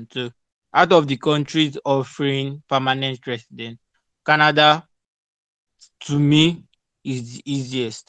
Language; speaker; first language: English; non-native, local second language; Yoruba